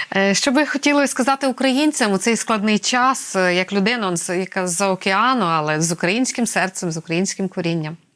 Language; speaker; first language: Ukrainian; native; Ukrainian